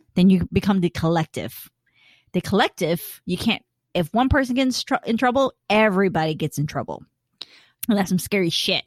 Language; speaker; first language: English; early bilingual, other home language; Khmer